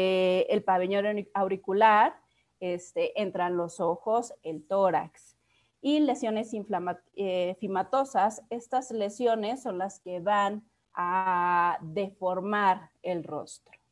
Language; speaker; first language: Spanish; native; Spanish